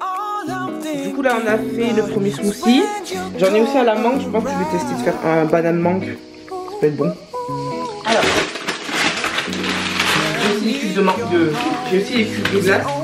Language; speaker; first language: French; native; French